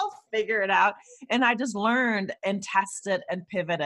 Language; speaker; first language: English; non-native, fluent; German